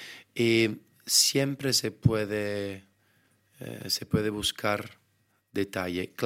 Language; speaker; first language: Spanish; non-native, fluent; Italian